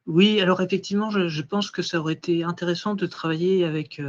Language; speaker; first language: French; native; French